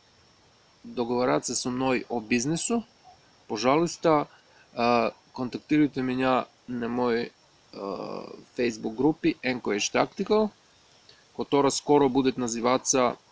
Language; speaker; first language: Russian; non-native, learner; Serbian